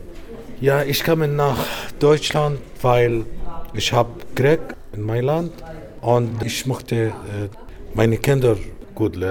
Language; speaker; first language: German; non-native, learner; Arabic